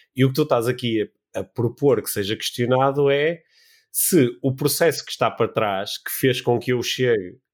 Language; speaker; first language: Portuguese; native; Portuguese